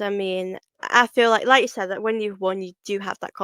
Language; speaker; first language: English; native; English